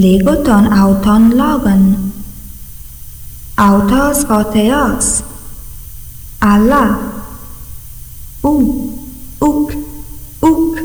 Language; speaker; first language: Greek; non-native, fluent; Portuguese